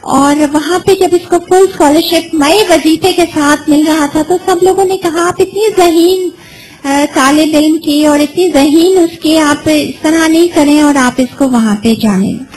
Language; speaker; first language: Urdu; native; Urdu